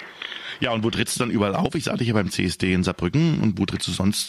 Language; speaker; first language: German; native; German